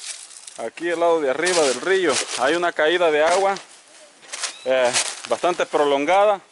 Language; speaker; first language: Spanish; native; Spanish